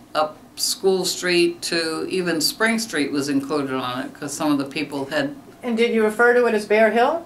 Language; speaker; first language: English; native; English